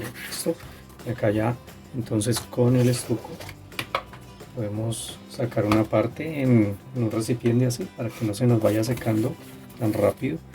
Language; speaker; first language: Spanish; native; Spanish